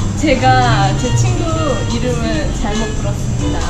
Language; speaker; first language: Korean; non-native, fluent; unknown